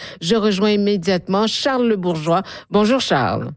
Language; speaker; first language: French; native; French